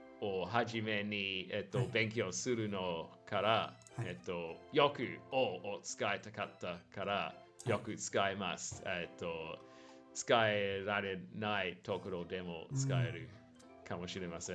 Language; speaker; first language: Japanese; non-native, learner; English